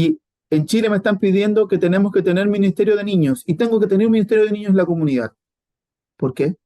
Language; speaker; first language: Spanish; native; Spanish